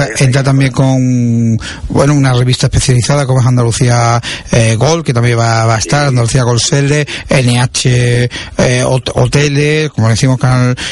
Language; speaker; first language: Spanish; native; Spanish